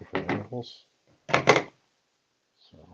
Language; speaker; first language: English; native; English